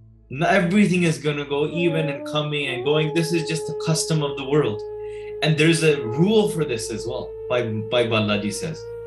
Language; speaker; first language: English; early bilingual, other home language; Punjabi